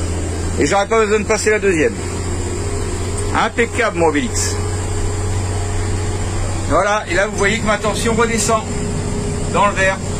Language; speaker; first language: French; native; French